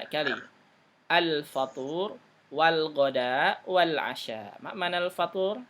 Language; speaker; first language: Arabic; non-native, fluent; Indonesian